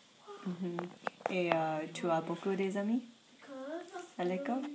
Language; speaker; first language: French; non-native, fluent; English